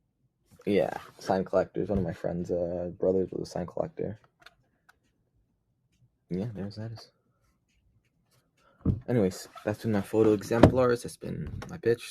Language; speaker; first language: English; native; English